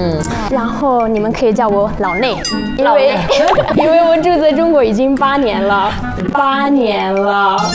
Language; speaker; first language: Chinese; non-native, fluent; Italian